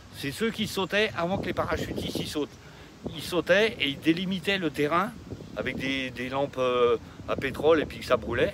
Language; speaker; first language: French; native; French